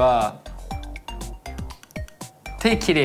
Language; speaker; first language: Japanese; native; Japanese